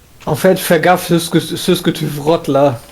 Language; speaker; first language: French; non-native, learner; German